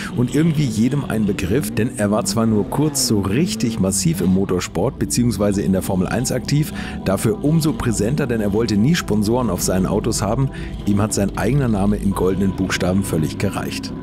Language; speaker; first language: German; native; German